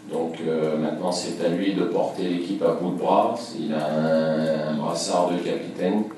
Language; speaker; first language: French; native; French